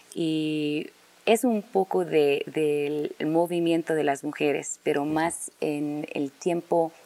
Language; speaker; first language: Spanish; early bilingual, heritage; Spanish